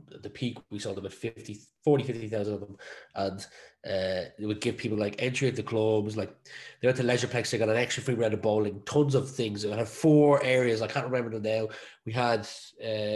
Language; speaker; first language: English; native; English